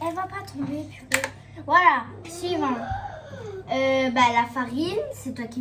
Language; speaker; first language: French; native; French